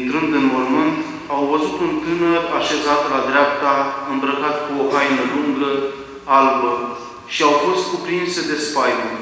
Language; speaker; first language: Romanian; native; Romanian